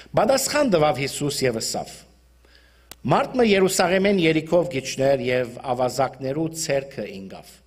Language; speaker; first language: Armenian; early bilingual, heritage; Armenian